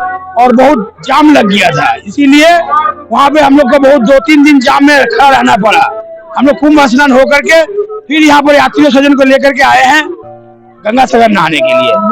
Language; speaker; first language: Hindi; non-native, local second language; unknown